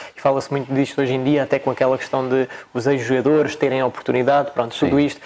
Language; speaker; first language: Portuguese; native; Portuguese